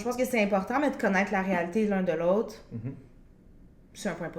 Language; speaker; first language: French; native; French